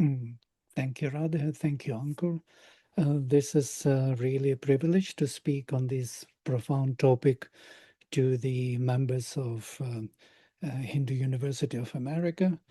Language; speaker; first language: English; non-native, fluent; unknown